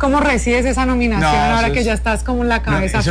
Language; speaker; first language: Spanish; native; Spanish